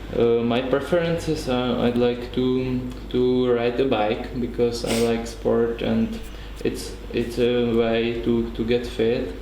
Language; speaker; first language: English; non-native, learner; Czech